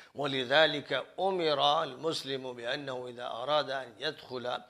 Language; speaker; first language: Arabic; non-native, fluent; Urdu